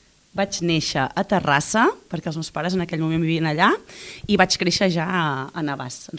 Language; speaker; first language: Catalan; native; Catalan